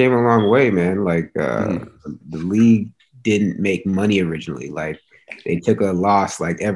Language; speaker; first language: English; native; English